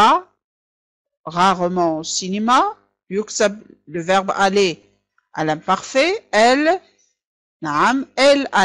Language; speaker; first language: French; non-native, fluent; Arabic